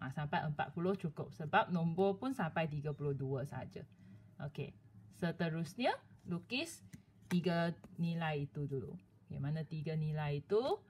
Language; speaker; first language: Malay; non-native, local second language; Chinese